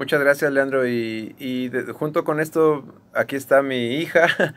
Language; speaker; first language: Spanish; native; Spanish